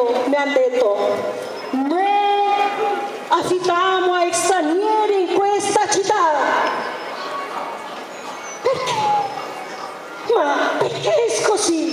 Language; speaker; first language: Italian; non-native, fluent; Spanish